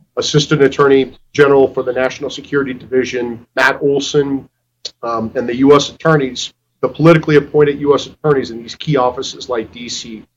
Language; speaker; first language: English; native; English